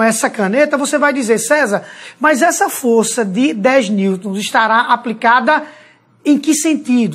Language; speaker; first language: Portuguese; native; Portuguese